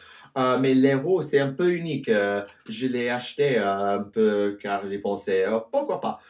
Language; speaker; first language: French; non-native, learner; English